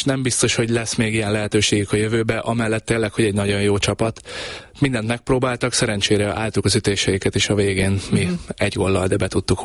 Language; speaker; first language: Hungarian; native; Hungarian